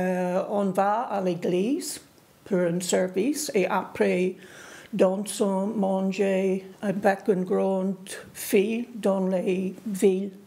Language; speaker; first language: French; non-native, learner; English